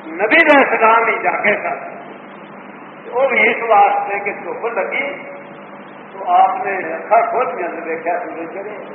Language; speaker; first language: Urdu; non-native, local second language; Punjabi